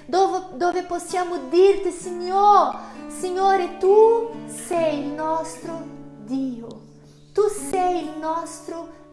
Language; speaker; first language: Italian; non-native, fluent; Portuguese